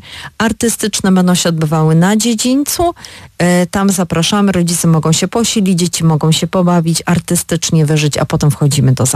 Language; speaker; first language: Polish; native; Polish